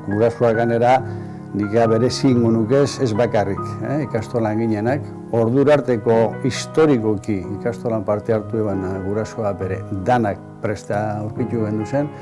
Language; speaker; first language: Basque; native; Basque